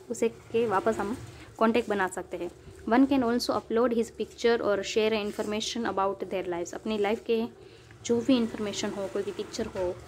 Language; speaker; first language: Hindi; non-native, local second language; Gujarati